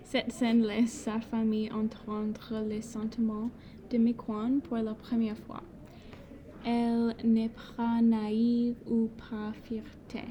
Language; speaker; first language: French; non-native, learner; English